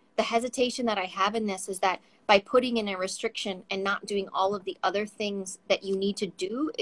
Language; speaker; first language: English; native; English